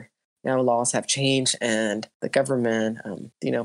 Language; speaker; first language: English; early bilingual, other home language; Spanish